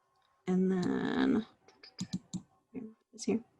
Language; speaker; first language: English; native; English